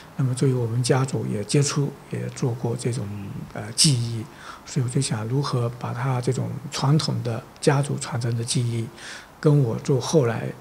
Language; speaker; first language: Chinese; native; Chinese